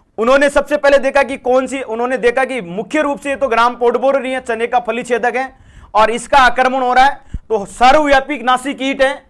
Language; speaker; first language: Hindi; native; Hindi